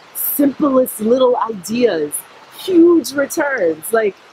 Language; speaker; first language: English; native; English